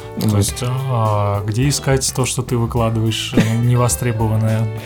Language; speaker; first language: Russian; native; Russian